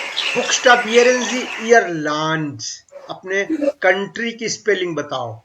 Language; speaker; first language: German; non-native, learner; Hindi